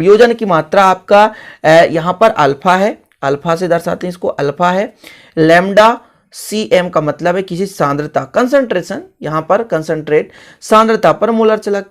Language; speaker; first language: Hindi; native; Hindi